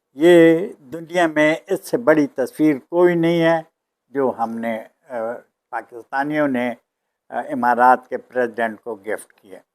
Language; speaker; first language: Urdu; non-native, local second language; Pashto